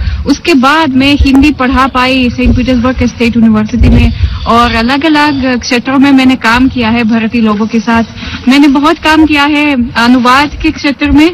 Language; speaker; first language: Hindi; non-native, fluent; Russian